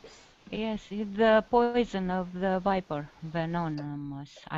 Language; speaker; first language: English; non-native, learner; Romanian